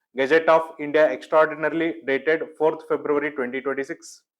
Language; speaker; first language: English; non-native, local second language; Kannada